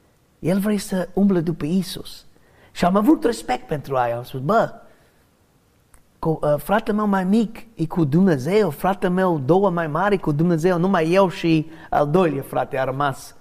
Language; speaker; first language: Romanian; non-native, learner; English